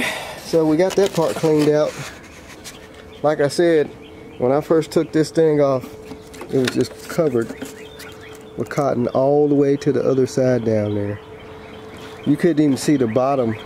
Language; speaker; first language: English; native; English